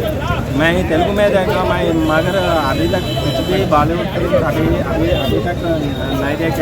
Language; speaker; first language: Hindi; non-native, local second language; Telugu